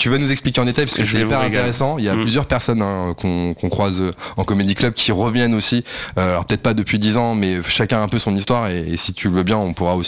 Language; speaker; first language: French; native; French